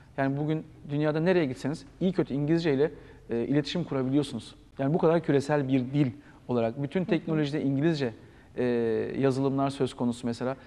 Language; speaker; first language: Turkish; native; Turkish